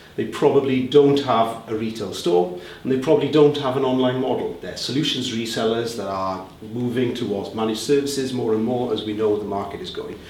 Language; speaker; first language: English; native; English